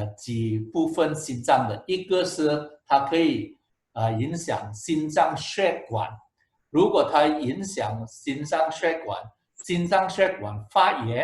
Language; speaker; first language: Chinese; non-native, local second language; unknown